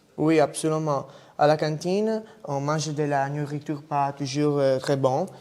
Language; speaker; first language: French; non-native, learner; Italian